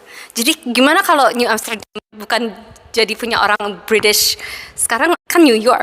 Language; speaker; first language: Indonesian; early bilingual, heritage; Indonesian